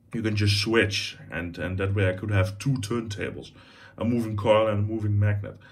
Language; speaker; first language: English; non-native, fluent; Dutch